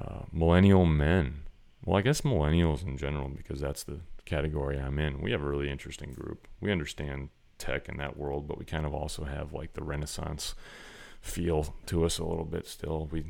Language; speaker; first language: English; native; English